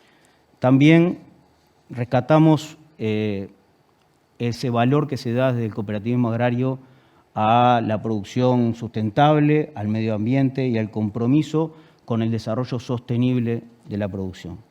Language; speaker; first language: Spanish; native; Spanish